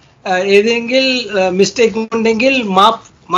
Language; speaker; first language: Malayalam; non-native, learner; Tamil